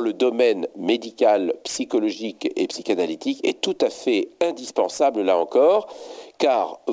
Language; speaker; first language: French; native; French